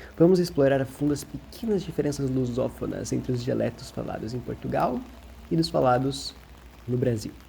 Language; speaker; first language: Portuguese; native; Portuguese